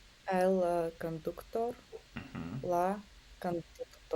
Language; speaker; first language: Spanish; non-native, learner; Russian